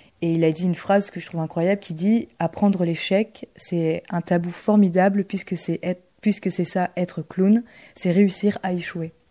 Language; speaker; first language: French; early bilingual, other home language; Bulgarian